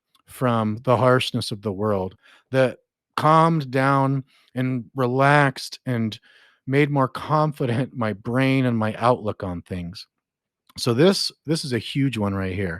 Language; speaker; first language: English; native; English